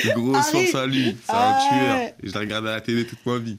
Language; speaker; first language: French; native; French